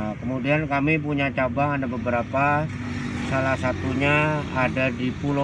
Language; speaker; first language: Indonesian; native; Indonesian